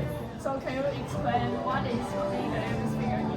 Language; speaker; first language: English; non-native, fluent; Chinese